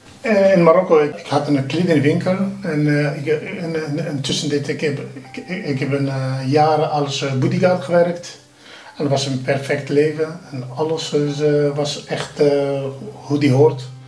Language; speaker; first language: Dutch; non-native, fluent; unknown